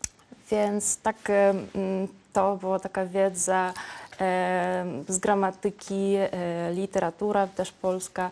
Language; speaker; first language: Polish; non-native, local second language; Ukrainian